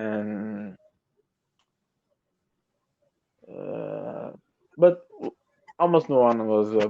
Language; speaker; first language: English; non-native, learner; Portuguese